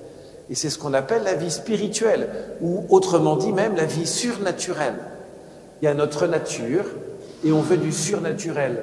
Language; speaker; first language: French; native; French